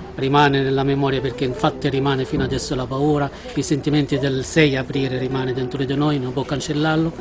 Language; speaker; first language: Italian; non-native, fluent; Arabic